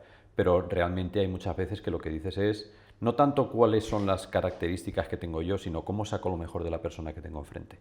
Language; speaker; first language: Spanish; native; Spanish